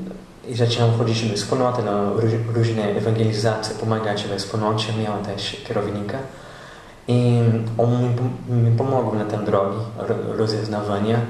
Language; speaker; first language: Polish; non-native, learner; Portuguese